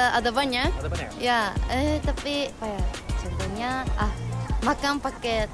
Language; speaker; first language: Indonesian; non-native, learner; Japanese